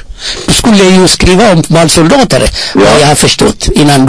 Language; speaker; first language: Swedish; non-native, fluent; Amharic